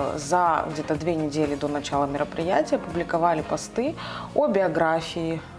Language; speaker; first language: Russian; native; Russian